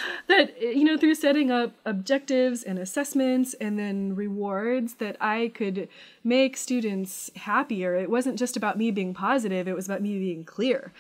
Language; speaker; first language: English; native; English